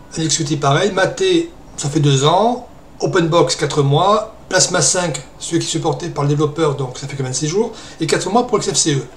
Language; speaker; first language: French; native; French